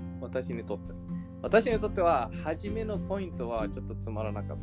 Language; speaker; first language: Japanese; non-native, learner; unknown